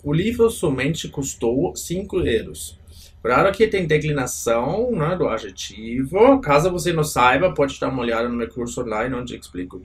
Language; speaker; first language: Portuguese; non-native, fluent; German